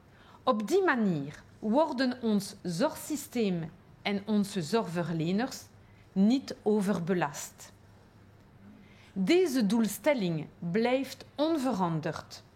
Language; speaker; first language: Dutch; non-native, local second language; French